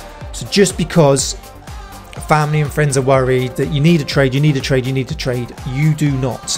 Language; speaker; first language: English; native; English